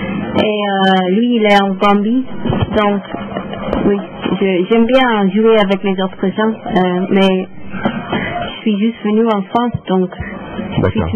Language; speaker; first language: French; non-native, learner; English